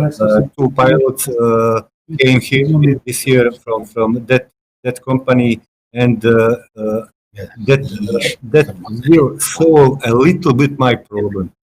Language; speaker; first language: English; non-native, fluent; Bosnian